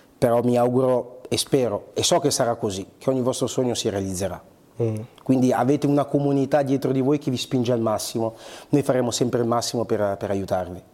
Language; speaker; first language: Italian; early bilingual, other home language; Portuguese